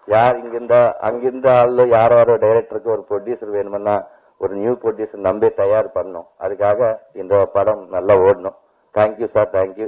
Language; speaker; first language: Tamil; non-native, learner; Telugu